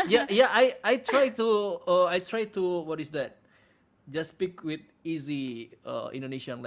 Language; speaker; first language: English; non-native, learner; Indonesian